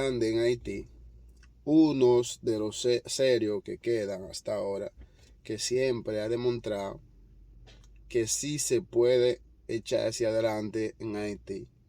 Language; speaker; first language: Spanish; non-native, fluent; Haitian Creole